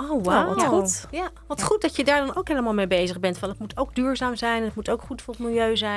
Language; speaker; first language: Dutch; native; Dutch